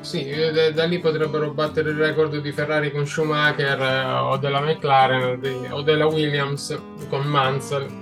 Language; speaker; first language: Italian; native; Italian